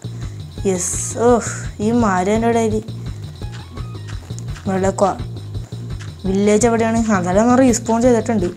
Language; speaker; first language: Malayalam; native; Malayalam